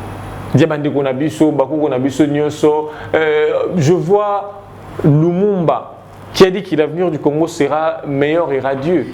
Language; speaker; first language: French; non-native, local second language; Lingala